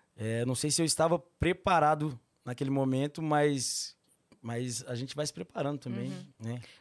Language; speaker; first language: Portuguese; native; Portuguese